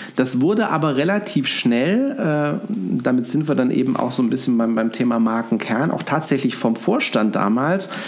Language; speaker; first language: German; native; German